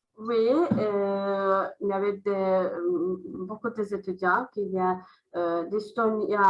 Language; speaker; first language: French; non-native, learner; Azerbaijani